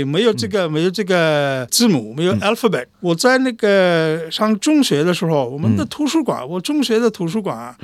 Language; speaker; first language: Chinese; non-native, fluent; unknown